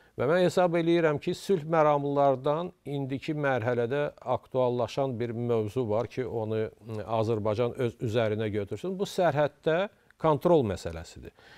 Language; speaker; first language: Azerbaijani; native; Azerbaijani